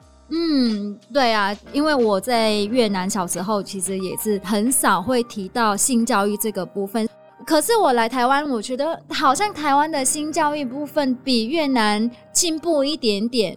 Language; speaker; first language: Chinese; non-native, fluent; Vietnamese